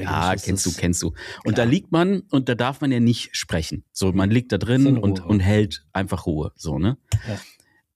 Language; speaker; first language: German; native; German